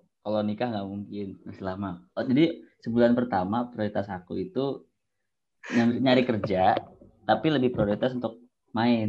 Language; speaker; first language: Indonesian; native; Indonesian